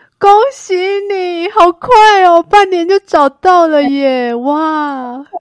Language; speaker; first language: Chinese; native; Chinese